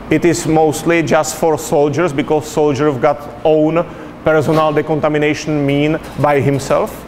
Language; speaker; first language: English; non-native, fluent; Czech